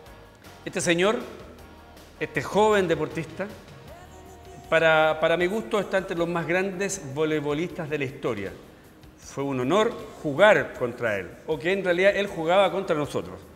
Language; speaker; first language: Spanish; native; Spanish